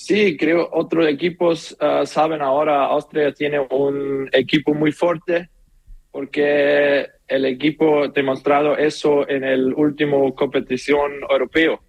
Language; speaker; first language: Spanish; non-native, learner; German